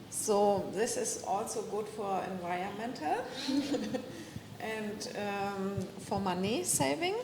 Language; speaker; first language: English; non-native, fluent; German